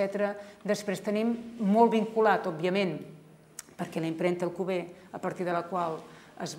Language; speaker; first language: Catalan; native; Catalan